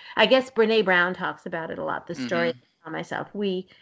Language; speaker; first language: English; native; English